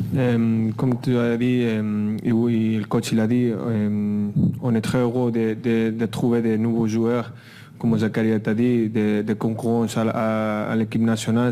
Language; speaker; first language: French; non-native, fluent; Spanish